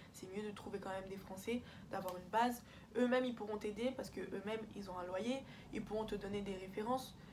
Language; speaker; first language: French; early bilingual, other home language; Portuguese